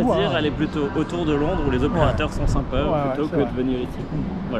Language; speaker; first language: French; native; French